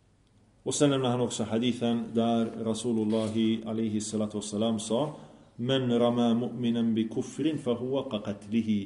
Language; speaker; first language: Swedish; early bilingual, other home language; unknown